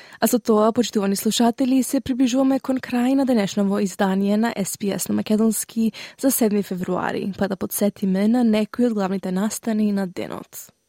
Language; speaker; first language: Macedonian; native; Macedonian